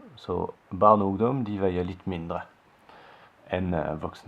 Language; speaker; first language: Norwegian; non-native, fluent; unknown